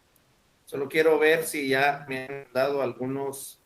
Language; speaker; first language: Spanish; native; Spanish